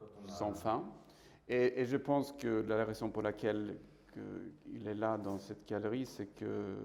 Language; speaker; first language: French; non-native, fluent; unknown